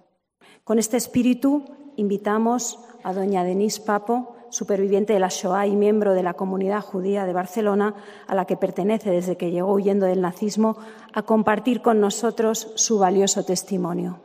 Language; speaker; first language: Spanish; native; Spanish